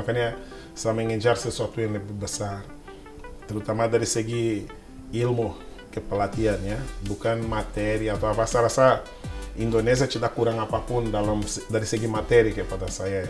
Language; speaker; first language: Indonesian; non-native, fluent; Portuguese